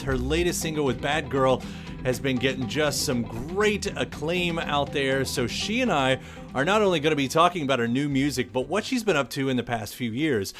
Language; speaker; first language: English; native; English